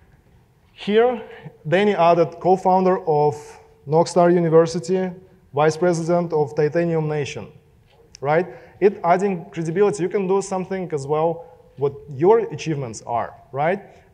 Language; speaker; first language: English; non-native, fluent; Russian